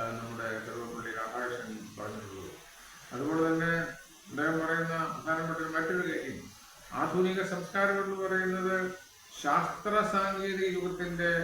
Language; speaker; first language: Malayalam; native; Malayalam